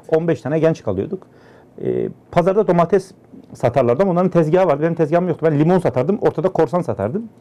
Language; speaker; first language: Turkish; native; Turkish